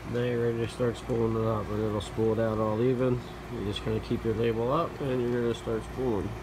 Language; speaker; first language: English; native; English